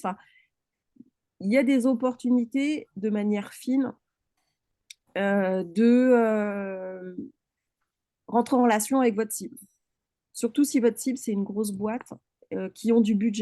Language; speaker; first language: French; native; French